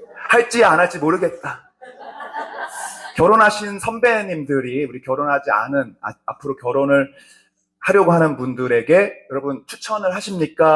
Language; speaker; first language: Korean; native; Korean